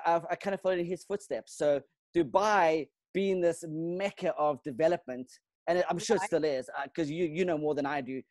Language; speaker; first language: English; non-native, local second language; Kabuverdianu